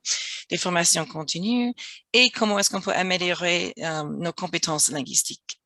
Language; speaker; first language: French; non-native, fluent; English